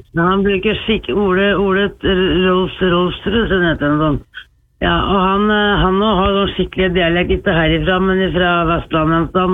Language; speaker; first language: Norwegian; native; Norwegian